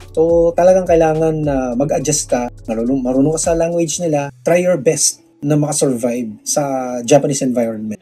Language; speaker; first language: Filipino; non-native, local second language; Cebuano